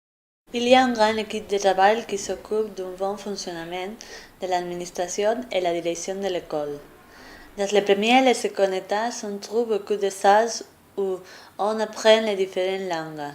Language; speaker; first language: French; non-native, learner; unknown